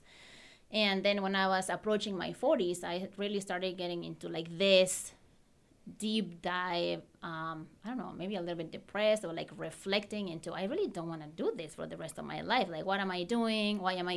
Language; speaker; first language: English; non-native, fluent; Spanish